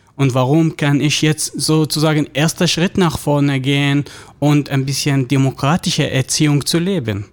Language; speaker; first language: German; non-native, fluent; Arabic